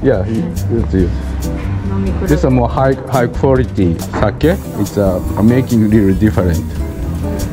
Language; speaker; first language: English; non-native, learner; Japanese